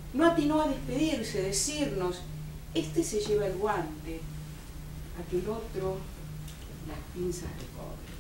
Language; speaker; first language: English; non-native, fluent; Spanish